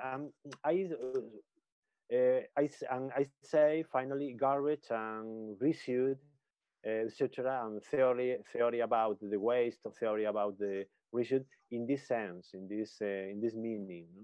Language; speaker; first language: English; non-native, learner; Spanish